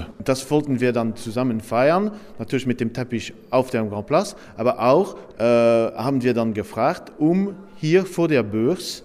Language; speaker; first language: German; non-native, fluent; Dutch